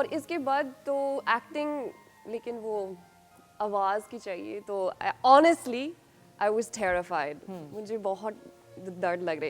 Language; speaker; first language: Hindi; non-native, learner; English